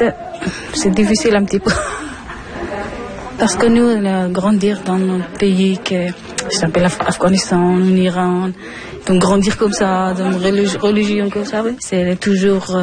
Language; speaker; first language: French; non-native, learner; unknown